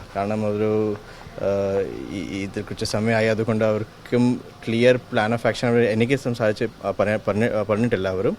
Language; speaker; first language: Malayalam; non-native, local second language; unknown